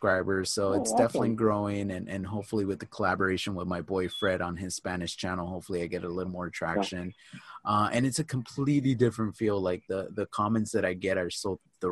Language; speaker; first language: English; native; English